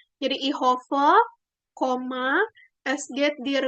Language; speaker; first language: German; non-native, fluent; Indonesian